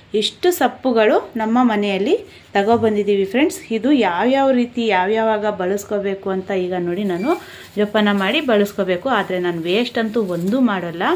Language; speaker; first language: Kannada; non-native, local second language; Urdu